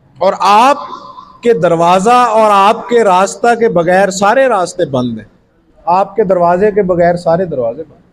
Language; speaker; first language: Urdu; non-native, local second language; Punjabi